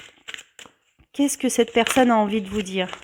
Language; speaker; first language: French; native; French